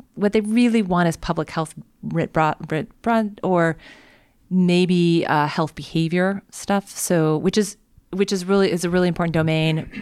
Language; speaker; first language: English; native; English